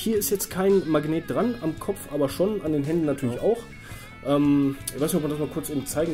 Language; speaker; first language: German; native; German